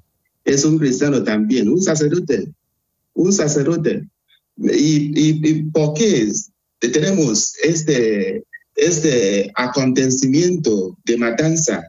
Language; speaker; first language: Spanish; non-native, fluent; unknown